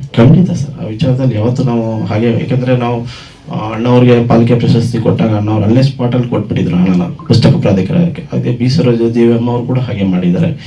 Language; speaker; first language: Kannada; native; Kannada